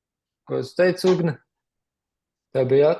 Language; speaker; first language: Latvian; native; Latvian